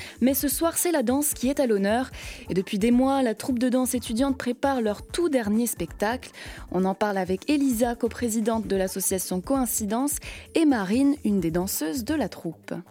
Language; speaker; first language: French; native; French